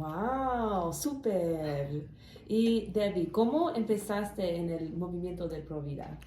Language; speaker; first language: Spanish; non-native, learner; English